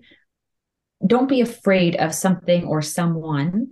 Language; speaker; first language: English; native; English